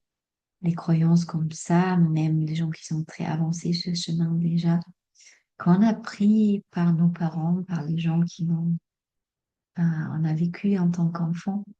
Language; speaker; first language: French; non-native, fluent; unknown